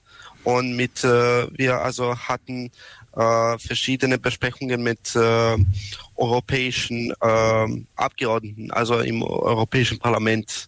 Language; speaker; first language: German; non-native, learner; Serbian